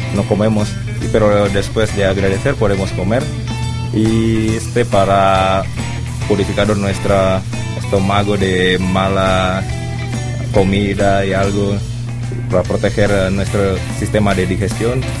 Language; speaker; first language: Spanish; non-native, learner; Indonesian